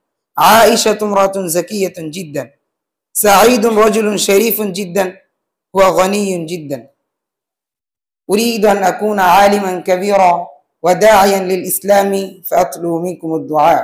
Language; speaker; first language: Arabic; non-native, learner; Bangla